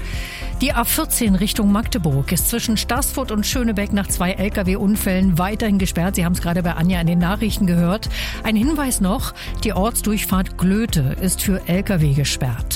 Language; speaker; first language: German; native; German